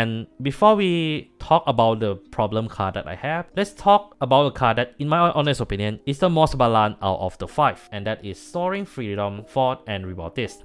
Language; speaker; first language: English; non-native, fluent; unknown